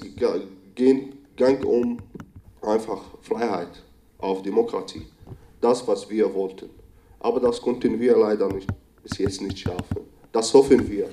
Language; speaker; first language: German; non-native, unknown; Arabic